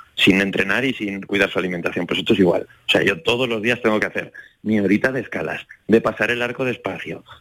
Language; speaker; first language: Spanish; native; Spanish